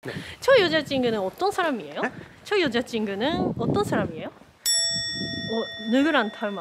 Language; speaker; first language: Korean; non-native, learner; Japanese